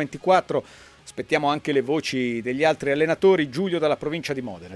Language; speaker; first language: Italian; native; Italian